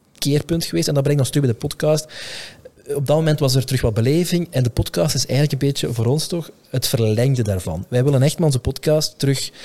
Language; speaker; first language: Dutch; native; Dutch